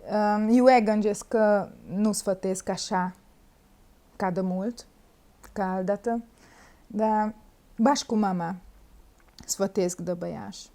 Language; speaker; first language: Romanian; early bilingual, heritage; Romanian